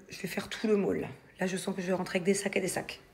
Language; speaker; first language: French; native; French